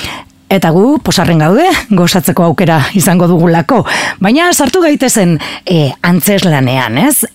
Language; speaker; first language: Basque; native; Basque